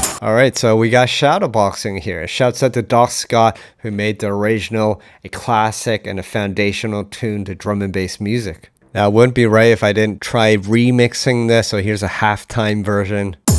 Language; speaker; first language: English; native; English